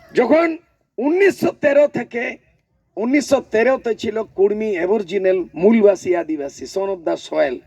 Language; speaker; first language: Bangla; non-native, local second language; Santali